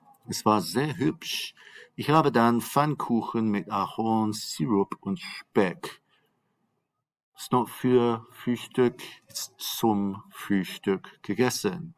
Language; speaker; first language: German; non-native, fluent; English